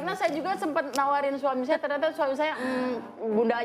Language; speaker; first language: Indonesian; native; Indonesian